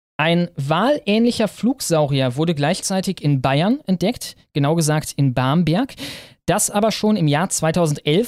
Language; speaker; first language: German; native; German